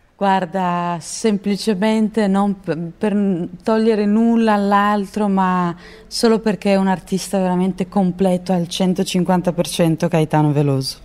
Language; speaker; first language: Italian; non-native, fluent; Portuguese